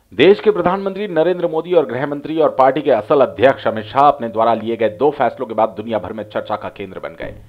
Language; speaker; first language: Hindi; native; Hindi